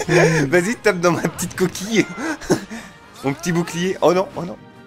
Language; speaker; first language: French; native; French